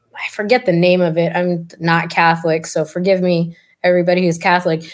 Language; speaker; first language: English; native; English